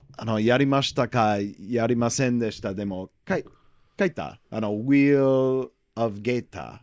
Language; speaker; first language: Japanese; non-native, learner; English